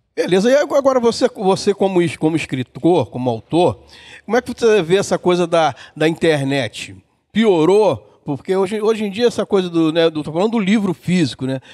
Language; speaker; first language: Portuguese; native; Portuguese